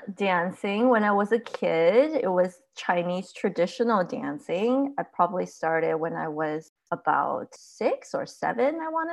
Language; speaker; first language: English; early bilingual, other home language; Chinese